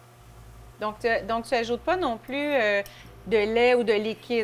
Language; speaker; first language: French; native; French